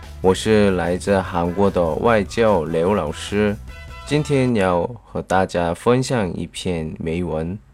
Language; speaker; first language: Chinese; non-native, fluent; Korean